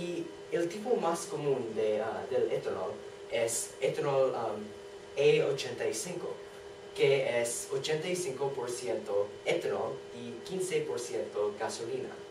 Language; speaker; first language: Spanish; non-native, learner; English